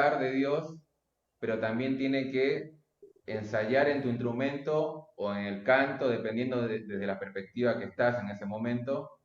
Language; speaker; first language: Spanish; native; Spanish